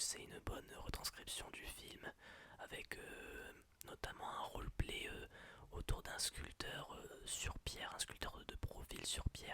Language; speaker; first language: French; native; French